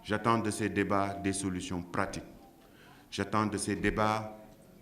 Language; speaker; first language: French; non-native, local second language; Wolof